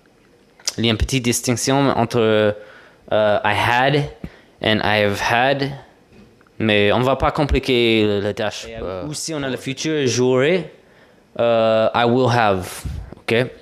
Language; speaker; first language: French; non-native, fluent; English